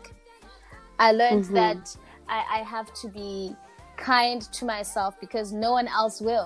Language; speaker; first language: English; non-native, local second language; Zulu